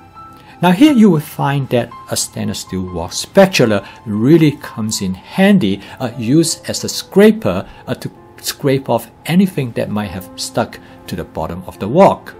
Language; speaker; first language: English; non-native, fluent; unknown